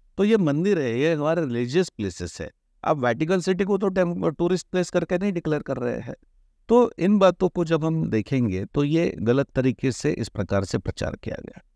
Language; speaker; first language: Hindi; non-native, local second language; Marathi